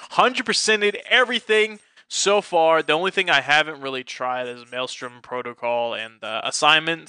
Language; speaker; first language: English; native; English